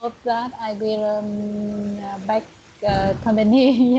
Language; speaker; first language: English; non-native, learner; Vietnamese